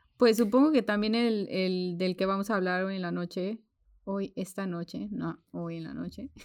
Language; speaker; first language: Spanish; early bilingual, heritage; Spanish